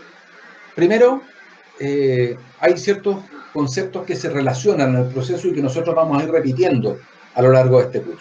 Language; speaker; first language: Spanish; native; Spanish